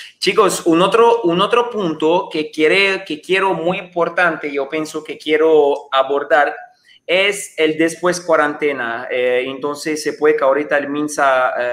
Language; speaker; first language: Spanish; non-native, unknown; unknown